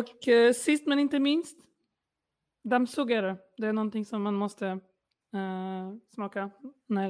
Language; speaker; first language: Swedish; non-native, fluent; Polish